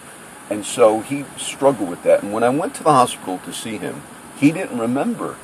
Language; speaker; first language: English; native; English